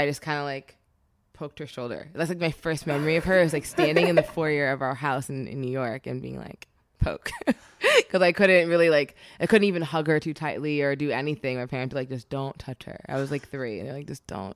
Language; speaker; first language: English; native; English